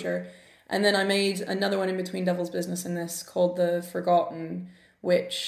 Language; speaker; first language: English; native; English